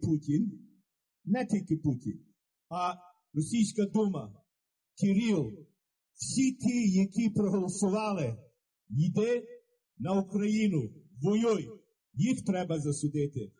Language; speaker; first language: Ukrainian; early bilingual, heritage; English